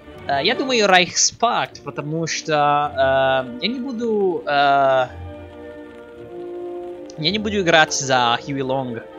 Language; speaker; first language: Russian; non-native, learner; English